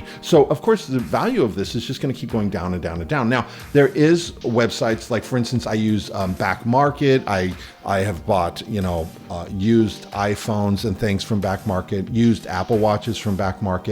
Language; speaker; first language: English; native; English